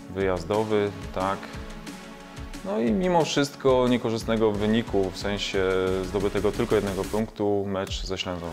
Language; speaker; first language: Polish; native; Polish